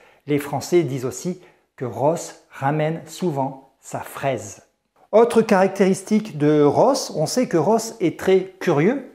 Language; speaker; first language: French; native; French